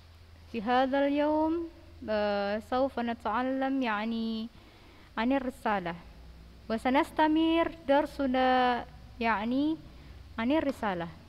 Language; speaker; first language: Arabic; non-native, fluent; Indonesian